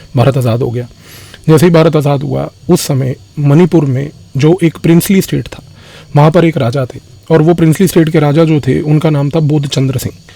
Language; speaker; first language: Hindi; native; Hindi